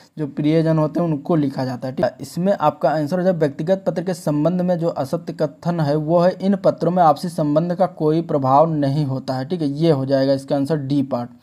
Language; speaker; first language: Hindi; native; Hindi